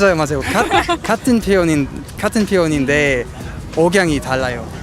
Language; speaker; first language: Korean; non-native, fluent; Luxembourgish